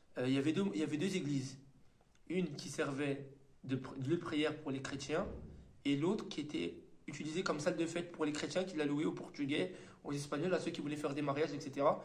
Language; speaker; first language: French; native; French